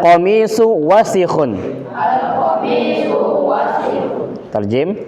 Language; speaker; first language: Arabic; non-native, fluent; Indonesian